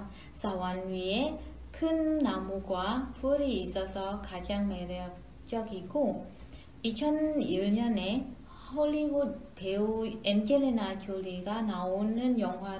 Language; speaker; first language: Korean; non-native, fluent; Khmer